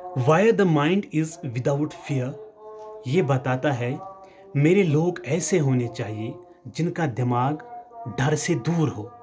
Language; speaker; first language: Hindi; non-native, local second language; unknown